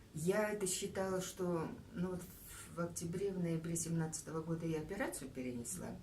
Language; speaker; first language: Russian; native; Russian